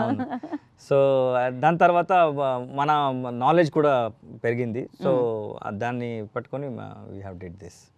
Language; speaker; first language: Telugu; non-native, learner; Kannada